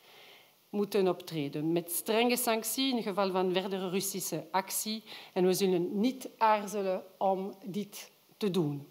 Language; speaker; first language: Dutch; non-native, local second language; French